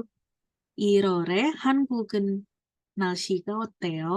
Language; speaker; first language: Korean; non-native, fluent; Indonesian